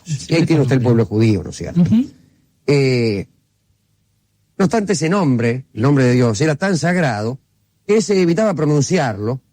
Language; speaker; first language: Spanish; native; Spanish